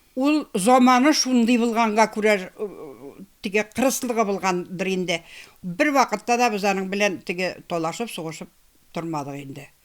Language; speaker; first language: Tatar; native; Tatar